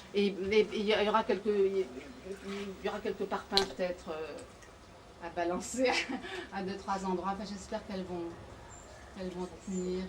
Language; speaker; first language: French; native; French